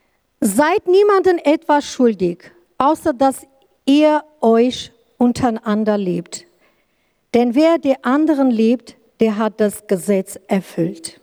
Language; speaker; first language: German; non-native, learner; Kurdish